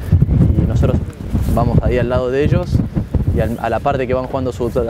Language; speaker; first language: Spanish; native; Spanish